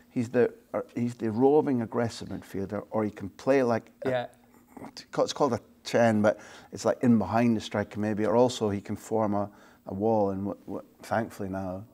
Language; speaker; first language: English; native; English